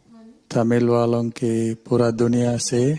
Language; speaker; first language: Hindi; non-native, learner; Tamil